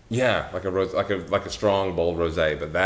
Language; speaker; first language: English; native; English